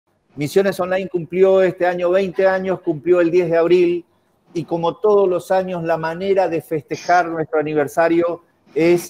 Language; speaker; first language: Spanish; native; Spanish